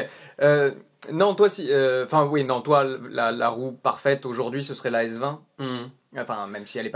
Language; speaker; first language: French; native; French